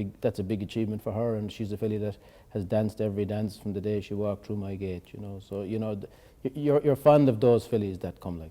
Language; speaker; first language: English; native; English